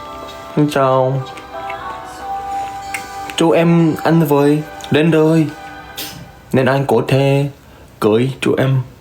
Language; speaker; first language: Vietnamese; non-native, learner; Korean